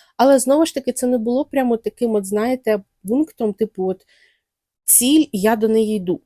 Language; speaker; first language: Ukrainian; non-native, local second language; Russian